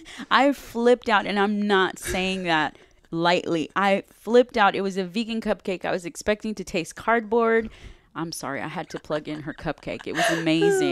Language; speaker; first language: English; native; English